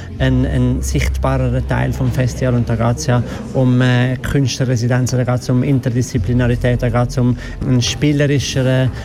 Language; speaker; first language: German; native; German